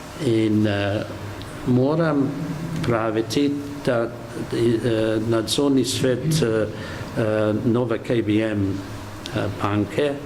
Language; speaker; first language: Slovenian; non-native, learner; English